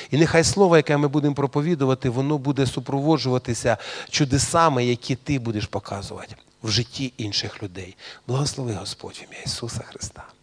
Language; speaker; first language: Ukrainian; non-native, local second language; Russian